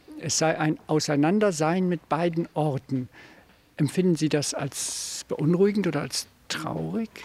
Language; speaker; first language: German; native; German